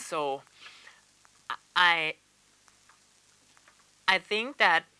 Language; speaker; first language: English; non-native, learner; Thai